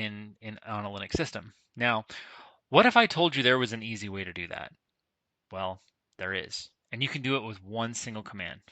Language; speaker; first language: English; native; English